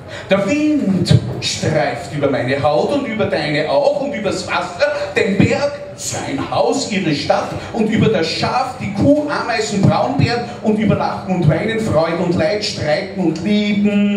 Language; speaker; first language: German; native; German